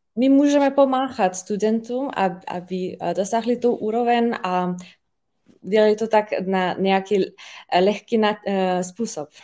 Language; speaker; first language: Czech; non-native, fluent; Slovenian